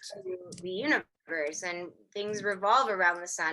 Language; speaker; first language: English; native; English